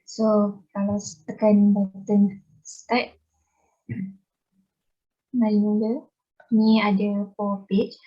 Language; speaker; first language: Malay; native; Malay